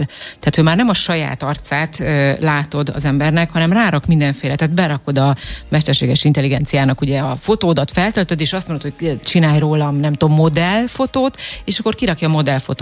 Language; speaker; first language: Hungarian; native; Hungarian